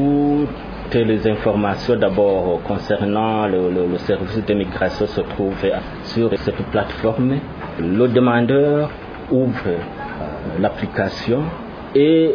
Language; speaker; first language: French; non-native, local second language; Rundi